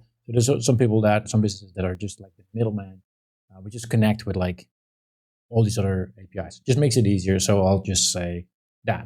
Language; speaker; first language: English; non-native, fluent; Dutch